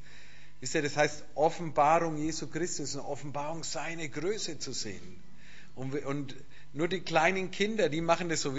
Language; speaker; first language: German; native; German